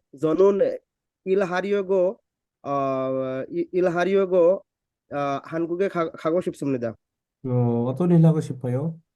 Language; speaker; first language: Korean; non-native, fluent; Bangla